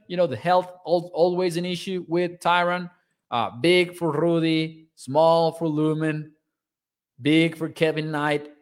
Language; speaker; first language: English; non-native, fluent; Spanish